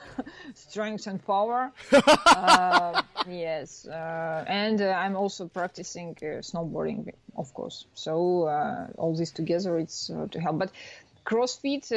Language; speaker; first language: English; non-native, learner; Russian